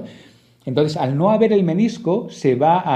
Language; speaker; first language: Spanish; native; Spanish